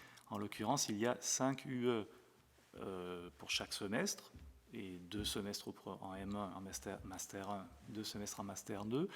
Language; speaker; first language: French; native; French